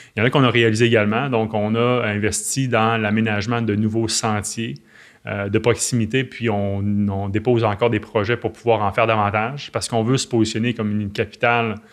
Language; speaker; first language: French; native; French